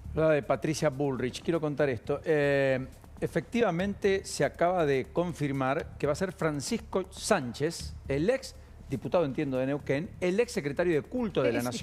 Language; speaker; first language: Spanish; native; Spanish